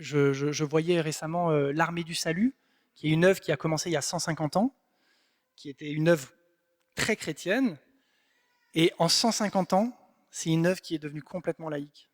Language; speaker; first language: French; native; French